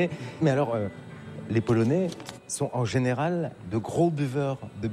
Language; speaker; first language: French; native; French